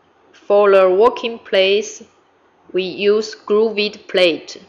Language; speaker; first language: English; non-native, fluent; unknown